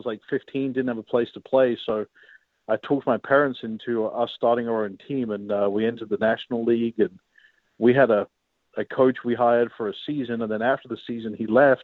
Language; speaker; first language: English; native; English